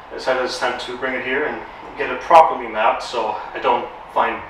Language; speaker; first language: English; non-native, fluent; Romanian